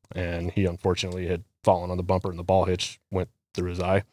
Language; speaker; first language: English; native; English